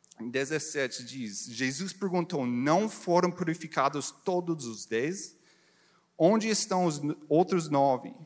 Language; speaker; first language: Portuguese; non-native, learner; English